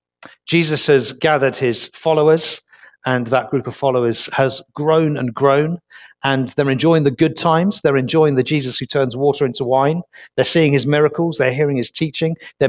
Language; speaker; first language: English; native; English